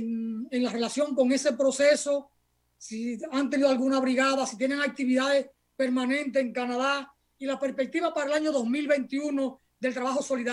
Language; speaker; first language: Spanish; native; Spanish